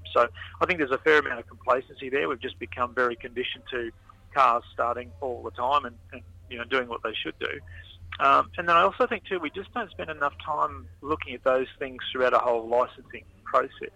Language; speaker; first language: English; native; English